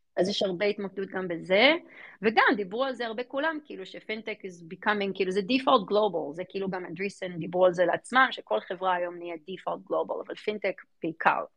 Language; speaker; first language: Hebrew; early bilingual, other home language; English